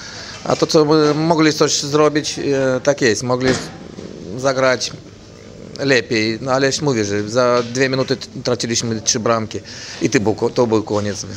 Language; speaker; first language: Polish; non-native, fluent; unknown